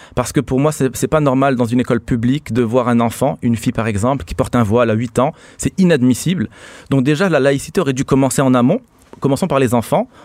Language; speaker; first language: French; non-native, local second language; Arabic